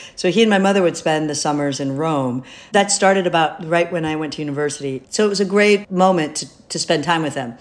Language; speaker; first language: English; native; English